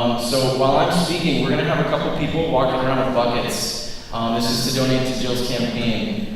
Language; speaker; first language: English; native; English